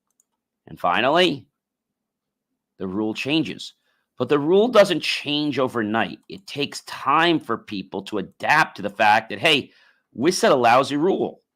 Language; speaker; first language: English; native; English